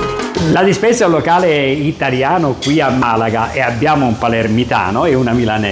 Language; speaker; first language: Italian; native; Italian